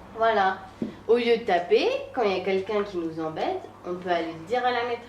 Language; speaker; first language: French; native; French